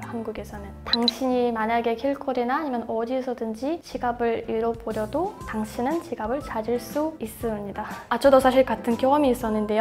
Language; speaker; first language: Korean; non-native, fluent; Russian